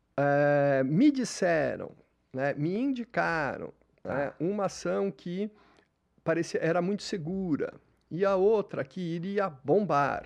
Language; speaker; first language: Portuguese; native; Portuguese